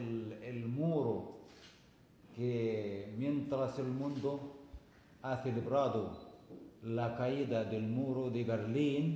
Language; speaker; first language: Spanish; non-native, fluent; Arabic